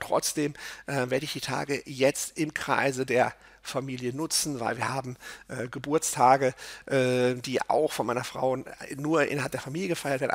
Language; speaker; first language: German; native; German